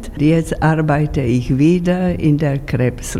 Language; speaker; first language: German; non-native, fluent; Slovak